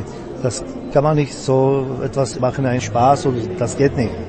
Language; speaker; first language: German; non-native, fluent; Czech